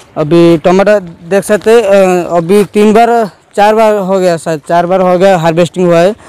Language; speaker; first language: Hindi; non-native, local second language; Odia